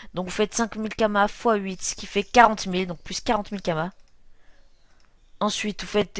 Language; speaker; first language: French; native; French